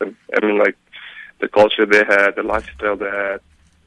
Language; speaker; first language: English; non-native, local second language; Eastern Tamang